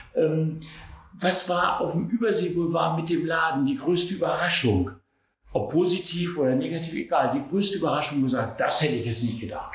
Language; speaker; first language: German; native; German